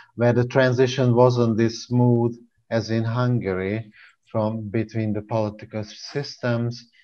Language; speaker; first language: English; non-native, fluent; Hungarian